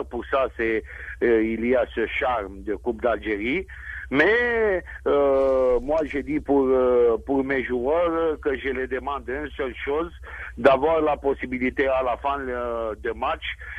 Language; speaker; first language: French; non-native, fluent; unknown